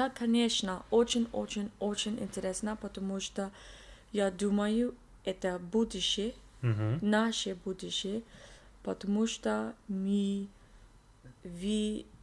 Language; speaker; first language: Russian; non-native, learner; English